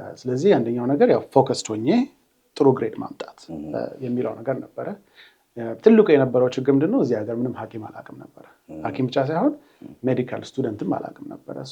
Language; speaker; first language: Amharic; native; Amharic